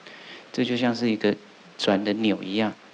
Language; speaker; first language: Chinese; native; Chinese